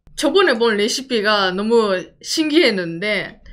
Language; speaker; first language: Korean; non-native, fluent; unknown